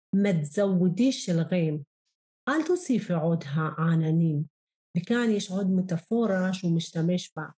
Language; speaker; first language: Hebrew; non-native, local second language; Arabic